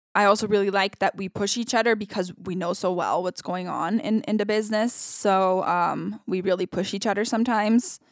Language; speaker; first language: English; non-native, fluent; Italian